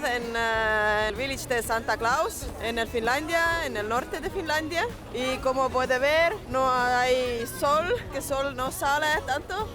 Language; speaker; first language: Spanish; non-native, learner; Estonian